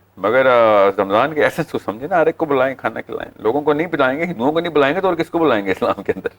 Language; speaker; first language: Urdu; native; Urdu